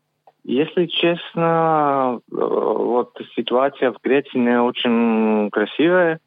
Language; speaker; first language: Russian; non-native, learner; Greek